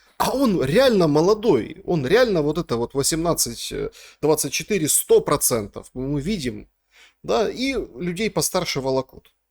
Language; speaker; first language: Russian; native; Russian